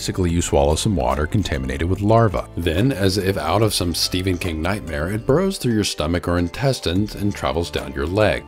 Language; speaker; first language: English; native; English